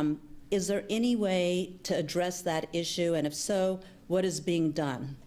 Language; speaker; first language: English; native; English